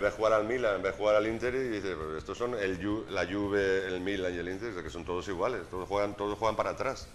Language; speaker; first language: Spanish; native; Spanish